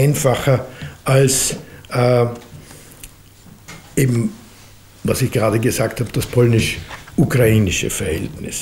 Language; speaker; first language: German; native; German